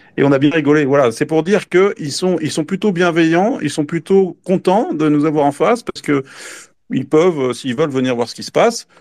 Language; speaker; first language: French; native; French